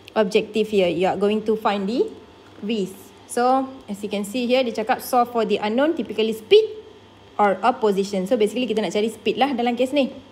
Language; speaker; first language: English; non-native, local second language; Malay